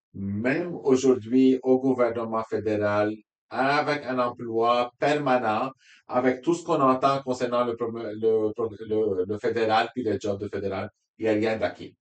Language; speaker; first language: French; non-native, local second language; Arabic